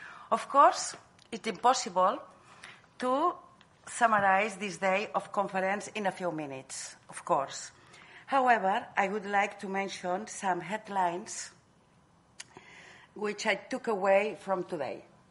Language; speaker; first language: English; non-native, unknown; Catalan